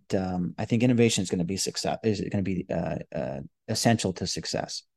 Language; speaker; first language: English; native; English